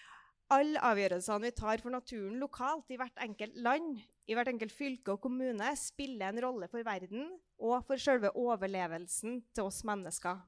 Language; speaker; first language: Norwegian; native; Norwegian